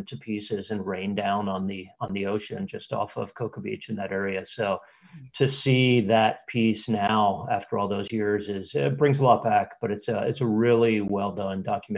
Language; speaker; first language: English; native; English